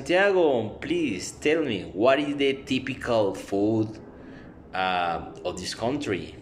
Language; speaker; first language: English; non-native, learner; Spanish